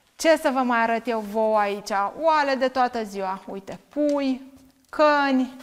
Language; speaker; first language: Romanian; native; Romanian